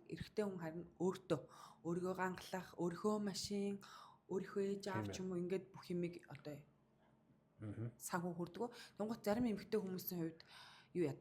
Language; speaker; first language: Mongolian; native; Mongolian